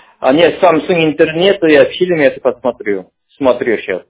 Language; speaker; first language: Russian; non-native, learner; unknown